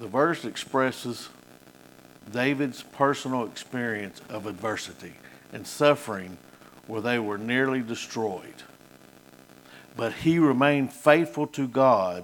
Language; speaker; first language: English; native; English